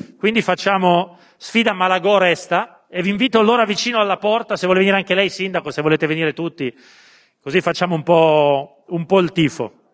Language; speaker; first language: Italian; native; Italian